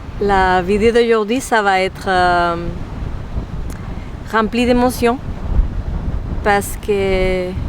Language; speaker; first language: French; non-native, fluent; Spanish